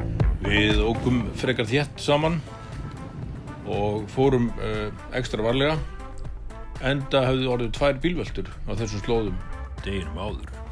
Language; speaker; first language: Icelandic; native; Icelandic